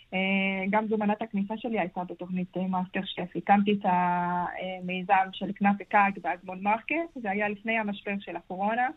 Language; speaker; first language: Hebrew; early bilingual, heritage; Arabic